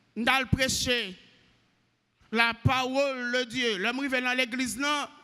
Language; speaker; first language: French; non-native, local second language; Haitian Creole